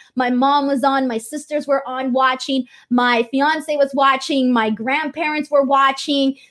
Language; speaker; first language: English; native; English